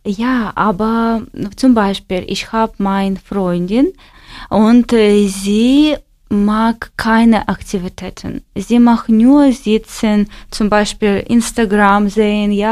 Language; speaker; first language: German; non-native, learner; Ukrainian